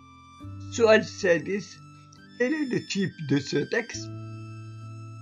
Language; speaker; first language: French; non-native, fluent; Arabic